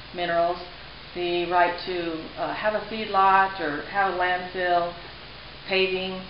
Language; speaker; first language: English; native; English